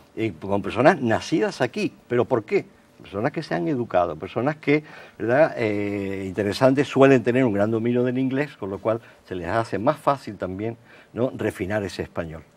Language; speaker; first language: Spanish; native; Spanish